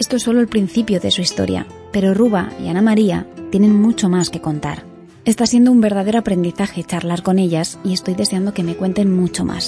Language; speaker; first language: Spanish; native; Spanish